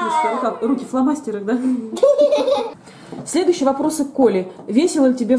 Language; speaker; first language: Russian; native; Russian